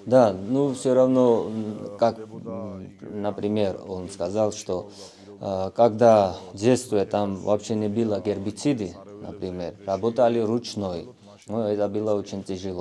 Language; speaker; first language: Russian; non-native, fluent; Georgian